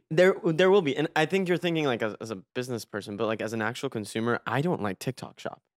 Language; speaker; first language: English; early bilingual, other home language; Spanish